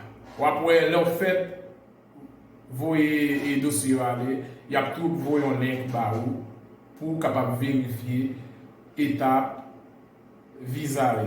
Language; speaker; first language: French; non-native, learner; Haitian Creole